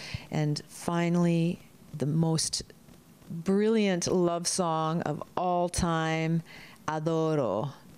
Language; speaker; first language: English; early bilingual, other home language; Spanish